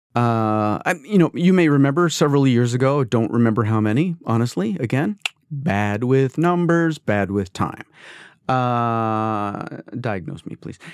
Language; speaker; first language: English; native; English